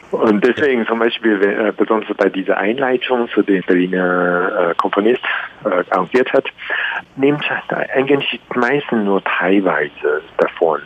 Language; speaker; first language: German; non-native, learner; Chinese